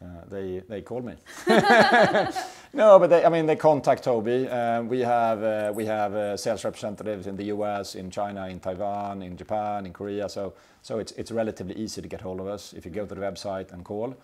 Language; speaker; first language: English; non-native, fluent; Swedish